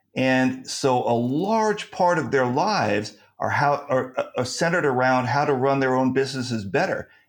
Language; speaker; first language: English; native; English